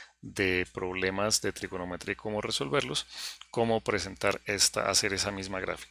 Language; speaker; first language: Spanish; native; Spanish